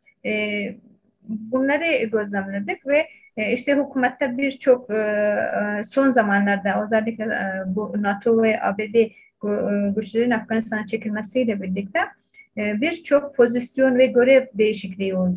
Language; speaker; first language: Turkish; non-native, fluent; Persian